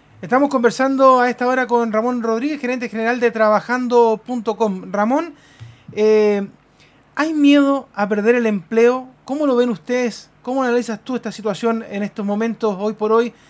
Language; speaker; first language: Spanish; native; Spanish